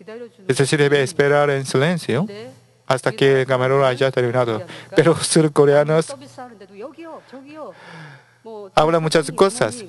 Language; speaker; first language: Spanish; non-native, learner; Korean